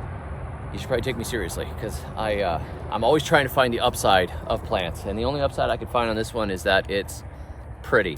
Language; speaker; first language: English; native; English